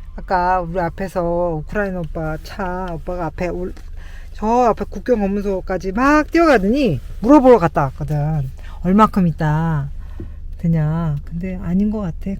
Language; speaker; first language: Korean; native; Korean